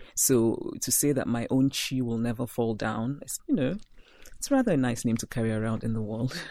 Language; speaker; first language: English; non-native, local second language; Igbo